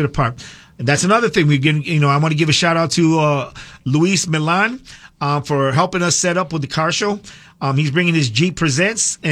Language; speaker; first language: English; native; English